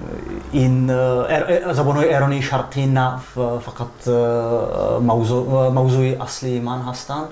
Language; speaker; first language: Persian; non-native, fluent; Czech